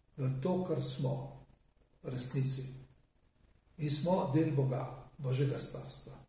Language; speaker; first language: Slovenian; native; Slovenian